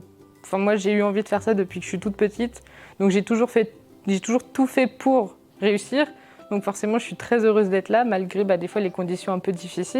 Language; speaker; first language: French; native; French